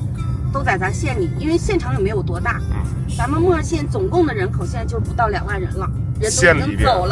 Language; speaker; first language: Chinese; native; Chinese